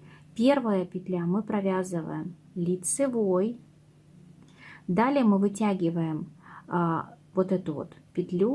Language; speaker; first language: Russian; native; Russian